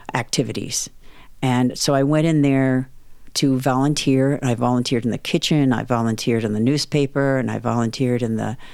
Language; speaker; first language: English; native; English